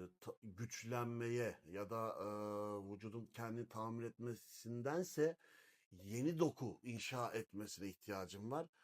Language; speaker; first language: Turkish; native; Turkish